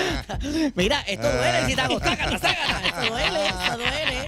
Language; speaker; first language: Spanish; native; Spanish